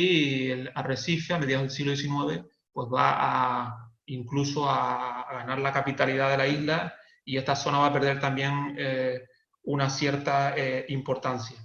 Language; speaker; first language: Spanish; native; Spanish